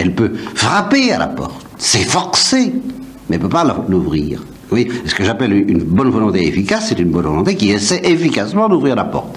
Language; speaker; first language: French; native; French